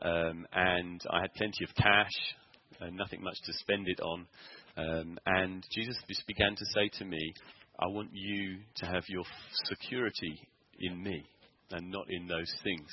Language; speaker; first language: English; native; English